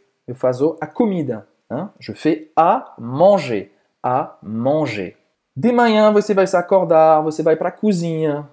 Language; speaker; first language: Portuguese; non-native, fluent; French